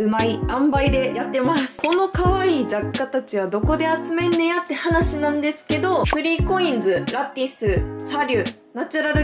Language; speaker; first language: Japanese; native; Japanese